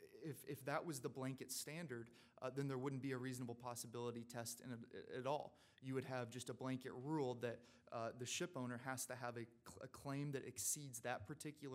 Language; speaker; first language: English; native; English